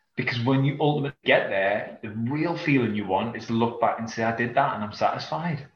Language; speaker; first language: English; native; English